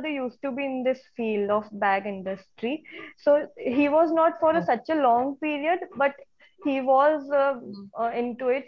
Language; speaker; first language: English; non-native, local second language; Hindi